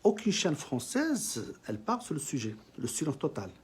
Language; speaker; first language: French; non-native, local second language; Arabic